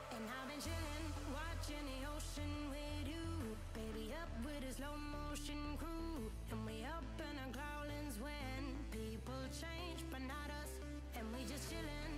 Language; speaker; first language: English; non-native, fluent; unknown